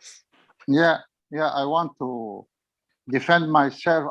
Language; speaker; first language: English; non-native, learner; Arabic